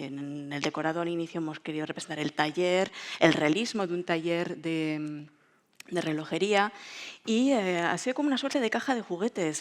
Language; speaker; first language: Spanish; native; Spanish